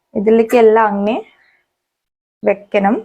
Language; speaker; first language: Malayalam; non-native, fluent; Hindi